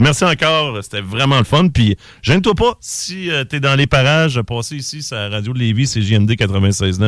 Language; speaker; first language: French; native; French